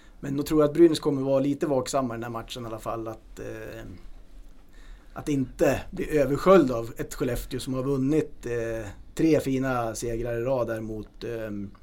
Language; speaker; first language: Swedish; native; Swedish